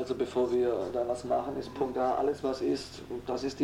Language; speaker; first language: German; native; German